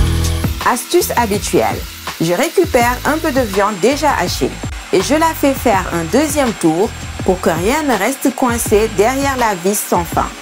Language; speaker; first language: French; native; French